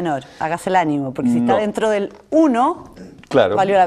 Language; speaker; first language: Spanish; native; Spanish